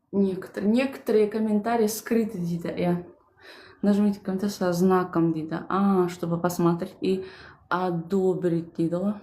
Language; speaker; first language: Russian; non-native, local second language; Kazakh